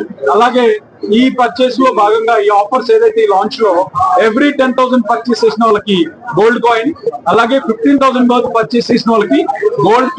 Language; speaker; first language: Telugu; native; Telugu